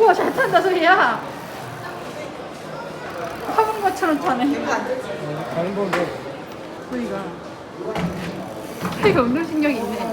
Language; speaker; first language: Korean; native; Korean